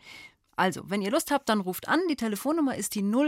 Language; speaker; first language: German; native; German